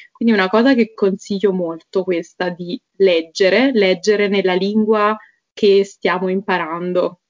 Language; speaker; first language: Italian; native; Italian